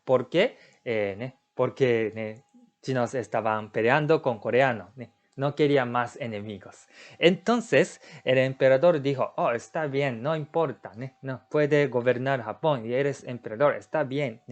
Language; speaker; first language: Spanish; non-native, learner; Japanese